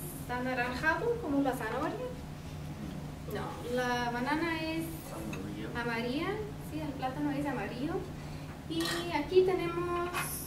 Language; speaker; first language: Spanish; non-native, fluent; English